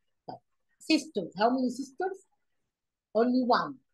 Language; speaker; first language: English; non-native, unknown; Arabic